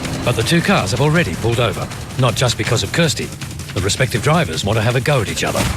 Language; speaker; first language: English; native; English